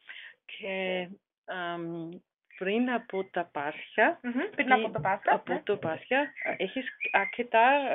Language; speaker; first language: Greek; non-native, learner; German